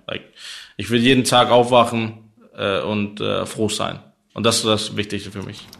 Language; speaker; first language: German; non-native, learner; Danish